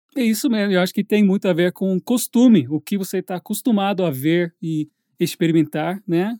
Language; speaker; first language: Portuguese; non-native, fluent; English